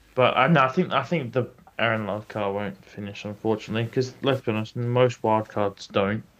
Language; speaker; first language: English; native; English